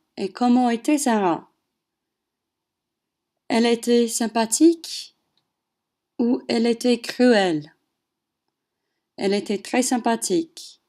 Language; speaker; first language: French; non-native, learner; English